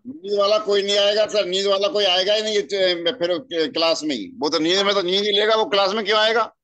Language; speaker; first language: Hindi; native; Hindi